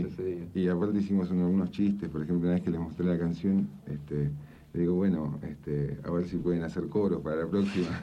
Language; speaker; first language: Spanish; native; Spanish